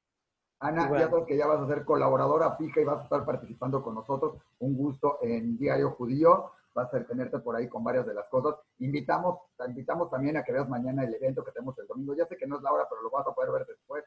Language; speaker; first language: Spanish; native; Spanish